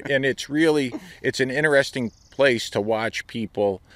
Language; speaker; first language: English; native; English